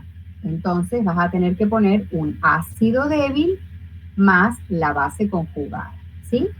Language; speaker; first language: Spanish; native; Spanish